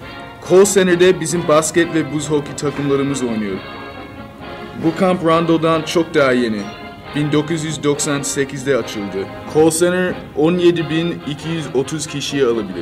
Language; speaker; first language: Turkish; early bilingual, heritage; Turkish